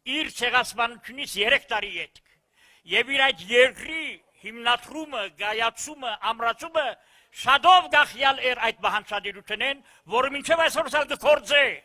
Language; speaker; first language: Armenian; early bilingual, heritage; Armenian